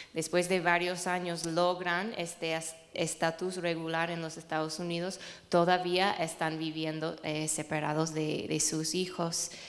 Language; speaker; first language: Spanish; non-native, fluent; English